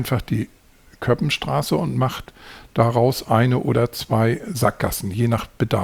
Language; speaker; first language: German; native; German